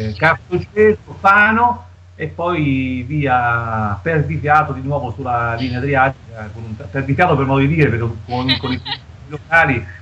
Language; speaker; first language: Italian; native; Italian